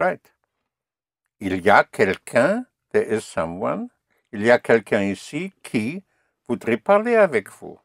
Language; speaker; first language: French; non-native, fluent; English